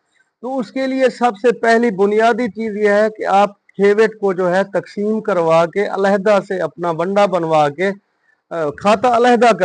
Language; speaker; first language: Hindi; non-native, local second language; Punjabi